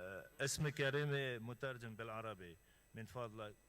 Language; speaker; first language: Arabic; non-native, learner; Uzbek